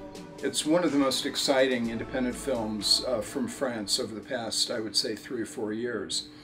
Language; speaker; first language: English; native; English